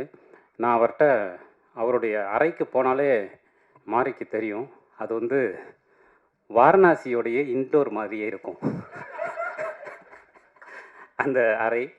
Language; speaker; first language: Tamil; native; Tamil